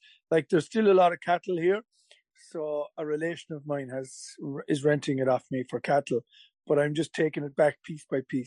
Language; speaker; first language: English; native; English